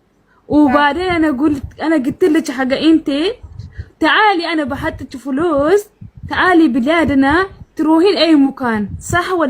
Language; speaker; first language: Arabic; non-native, learner; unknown